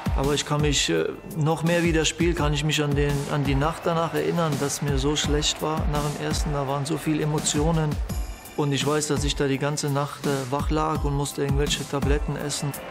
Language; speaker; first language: German; early bilingual, other home language; Polish